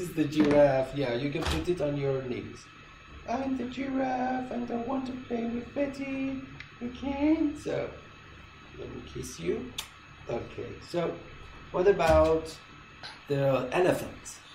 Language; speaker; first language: English; non-native, fluent; Persian